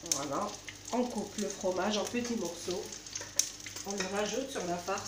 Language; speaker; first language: French; non-native, local second language; Arabic